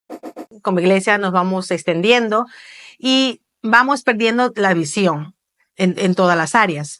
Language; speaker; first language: Spanish; native; Spanish